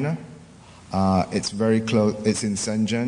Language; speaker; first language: English; non-native, local second language; Min Nan Chinese